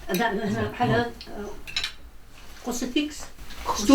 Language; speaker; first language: Danish; non-native, learner; Russian